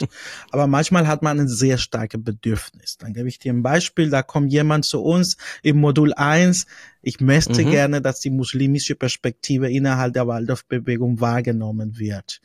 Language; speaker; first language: German; non-native, fluent; Spanish